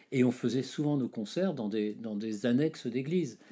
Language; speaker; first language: French; native; French